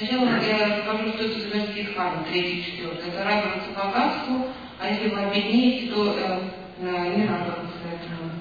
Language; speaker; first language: Russian; native; Russian